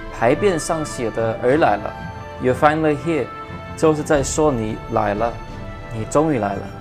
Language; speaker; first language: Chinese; non-native, fluent; German